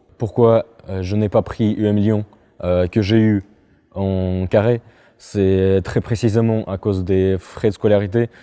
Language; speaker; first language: French; non-native, fluent; Russian